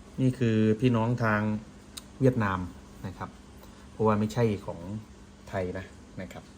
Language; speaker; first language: Thai; native; Thai